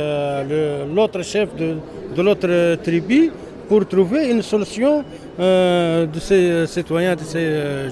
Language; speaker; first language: French; non-native, learner; Arabic